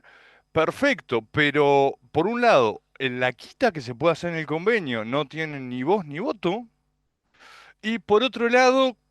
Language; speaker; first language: Spanish; native; Spanish